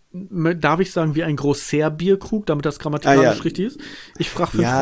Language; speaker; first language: German; native; German